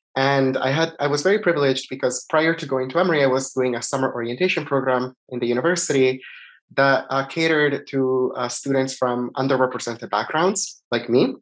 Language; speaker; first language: English; non-native, fluent; Italian